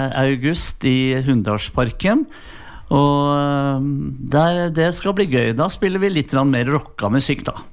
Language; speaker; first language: Norwegian; native; Norwegian